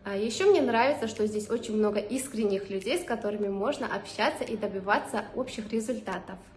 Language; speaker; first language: Russian; non-native, local second language; Uzbek